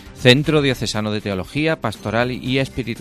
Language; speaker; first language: Spanish; native; Spanish